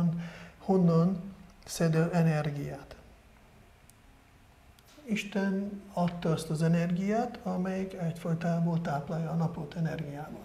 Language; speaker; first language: Hungarian; non-native, fluent; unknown